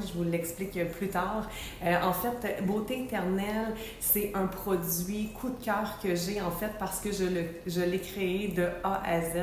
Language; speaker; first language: French; native; French